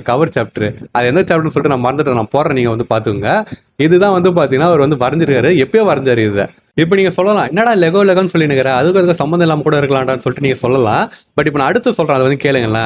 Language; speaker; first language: Tamil; native; Tamil